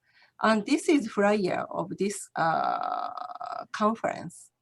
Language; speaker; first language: English; non-native, learner; Japanese